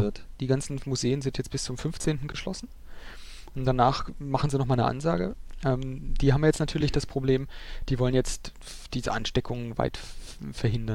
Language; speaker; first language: German; native; German